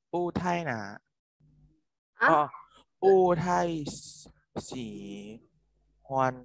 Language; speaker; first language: Chinese; non-native, learner; Thai